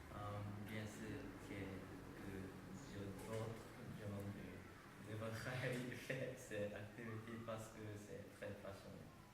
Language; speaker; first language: French; non-native, learner; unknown